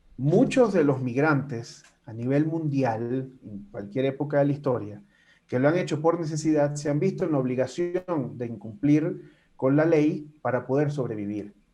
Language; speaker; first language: Spanish; native; Spanish